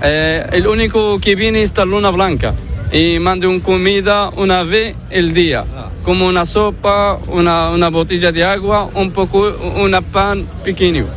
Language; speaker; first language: Spanish; non-native, learner; Arabic